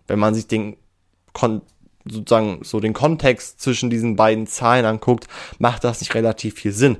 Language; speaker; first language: German; native; German